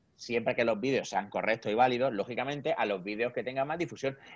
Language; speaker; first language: Spanish; native; Spanish